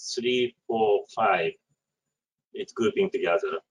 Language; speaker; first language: English; non-native, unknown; Japanese